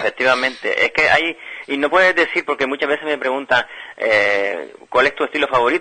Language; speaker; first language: Spanish; native; Spanish